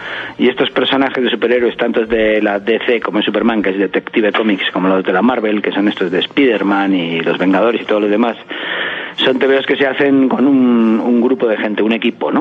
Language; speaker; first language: Spanish; native; Spanish